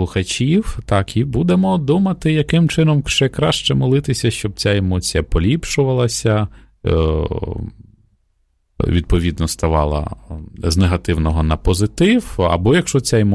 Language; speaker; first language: Ukrainian; native; Ukrainian